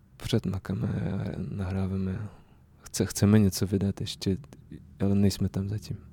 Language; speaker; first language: Czech; non-native, fluent; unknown